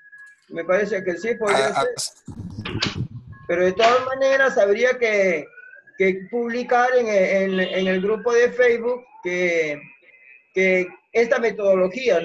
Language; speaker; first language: Spanish; native; Spanish